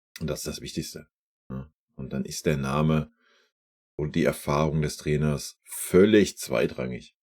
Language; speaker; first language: German; native; German